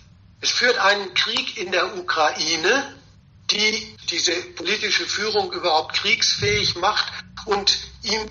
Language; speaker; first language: German; native; German